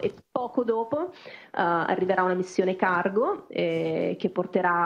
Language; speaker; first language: Italian; native; Italian